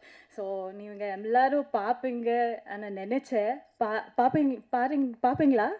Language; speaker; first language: Tamil; non-native, learner; Kannada